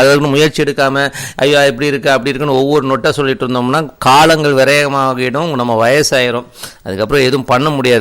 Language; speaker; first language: Tamil; native; Tamil